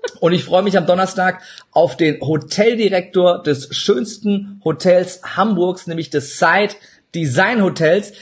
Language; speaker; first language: German; early bilingual, other home language; Turkish